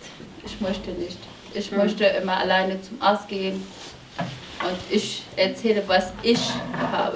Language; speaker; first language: German; non-native, learner; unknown